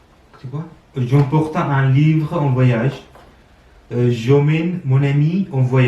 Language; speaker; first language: French; non-native, learner; Sinhala